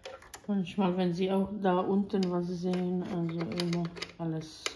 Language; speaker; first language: German; non-native, fluent; Croatian